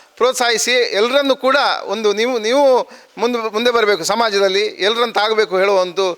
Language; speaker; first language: Kannada; native; Kannada